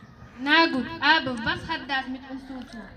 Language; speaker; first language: German; non-native, learner; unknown